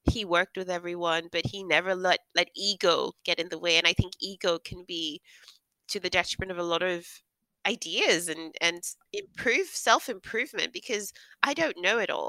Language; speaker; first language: English; non-native, local second language; Yoruba